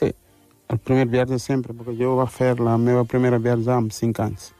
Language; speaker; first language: Catalan; early bilingual, other home language; Wolof